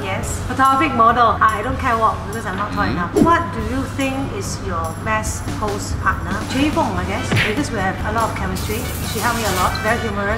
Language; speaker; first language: English; non-native, local second language; Chinese